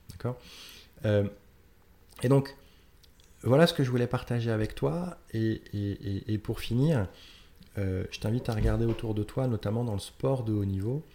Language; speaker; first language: French; native; French